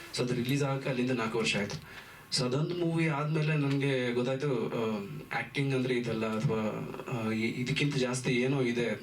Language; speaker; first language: Kannada; native; Kannada